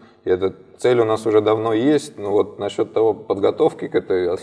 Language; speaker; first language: Russian; native; Russian